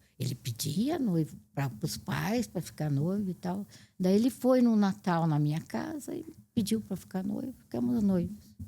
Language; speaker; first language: Portuguese; native; Portuguese